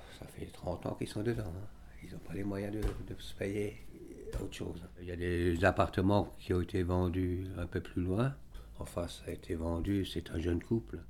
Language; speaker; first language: French; native; French